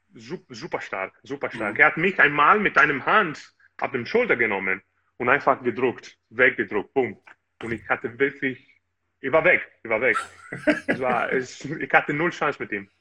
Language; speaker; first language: German; non-native, fluent; Italian